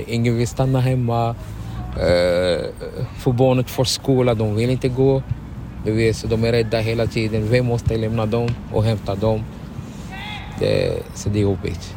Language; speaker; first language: Swedish; non-native, learner; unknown